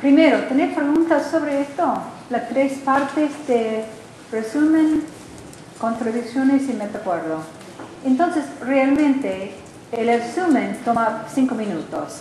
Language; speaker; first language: Spanish; non-native, learner; English